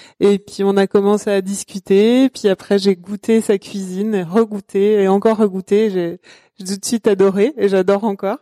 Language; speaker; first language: French; native; French